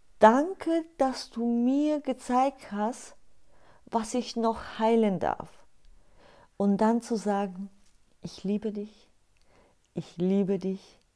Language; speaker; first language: German; non-native, fluent; Bulgarian